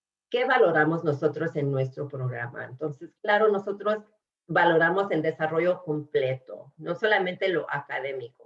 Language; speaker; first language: Spanish; early bilingual, other home language; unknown